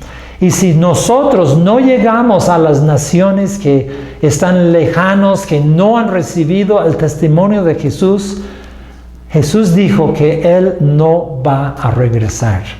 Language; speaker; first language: Spanish; non-native, fluent; English